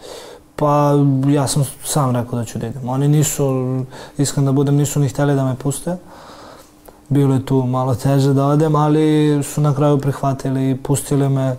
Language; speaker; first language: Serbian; early bilingual, heritage; Serbian